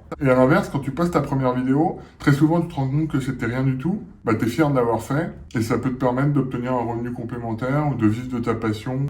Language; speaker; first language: French; native; French